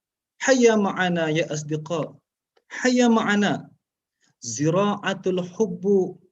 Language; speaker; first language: Arabic; non-native, learner; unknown